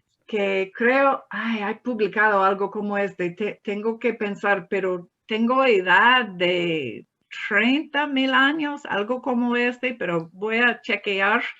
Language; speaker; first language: Spanish; non-native, fluent; English